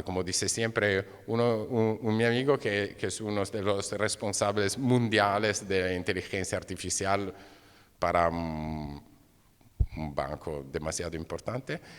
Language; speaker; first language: Spanish; non-native, fluent; Italian